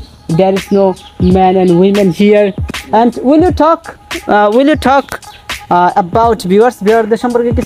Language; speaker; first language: English; non-native, learner; Bangla